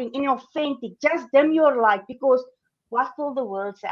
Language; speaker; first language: English; non-native, local second language; Afrikaans